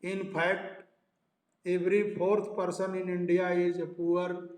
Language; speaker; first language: English; non-native, local second language; Hindi